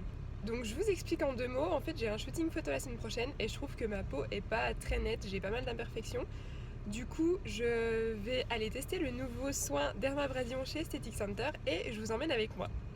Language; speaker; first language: French; native; French